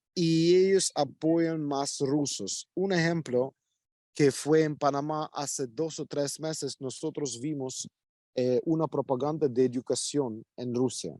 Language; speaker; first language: Spanish; non-native, fluent; Ukrainian